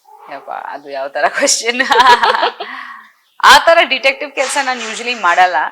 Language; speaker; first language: Kannada; non-native, fluent; Bangla